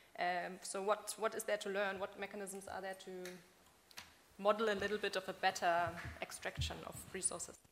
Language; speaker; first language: English; non-native, fluent; German